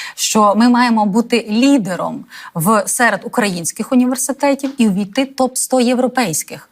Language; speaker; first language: Ukrainian; native; Ukrainian